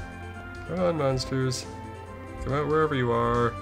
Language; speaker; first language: English; native; English